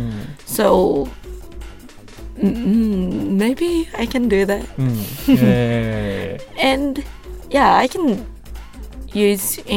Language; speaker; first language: English; non-native, learner; Japanese